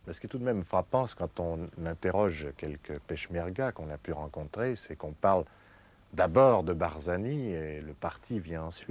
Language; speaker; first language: French; native; French